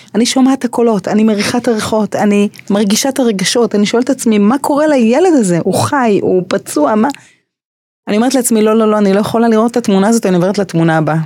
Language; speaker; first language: Hebrew; early bilingual, other home language; English